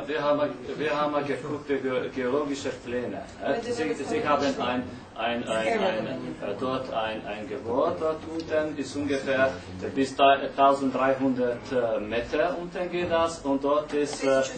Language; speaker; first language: German; non-native, learner; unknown